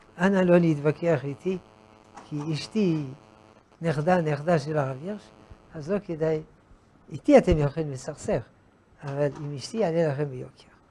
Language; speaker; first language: Hebrew; non-native, fluent; French